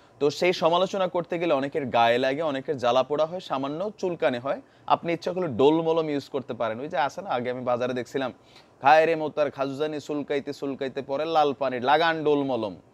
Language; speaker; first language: Bangla; native; Bangla